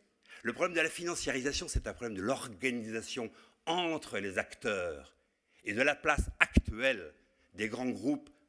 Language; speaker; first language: French; native; French